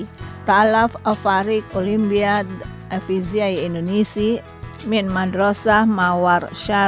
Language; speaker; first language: Arabic; non-native, fluent; Indonesian